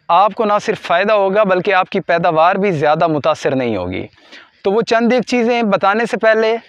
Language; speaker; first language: Urdu; non-native, local second language; Punjabi